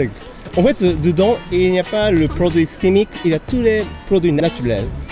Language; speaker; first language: French; non-native, learner; Japanese